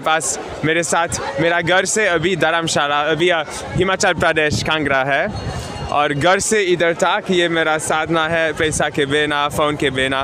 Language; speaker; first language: Hindi; non-native, learner; German